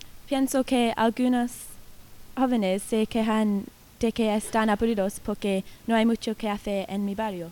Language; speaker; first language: Spanish; non-native, learner; English